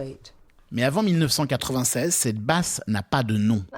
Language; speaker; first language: French; native; French